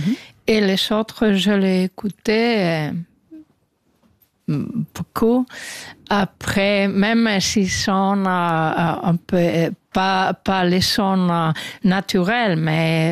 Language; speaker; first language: French; non-native, learner; Spanish